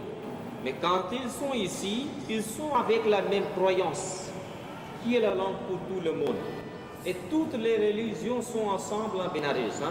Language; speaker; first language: French; non-native, local second language; Hindi